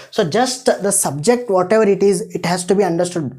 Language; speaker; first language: English; non-native, local second language; Kannada